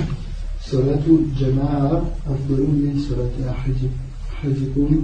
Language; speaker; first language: Arabic; non-native, learner; French